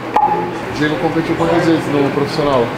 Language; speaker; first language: Portuguese; native; Portuguese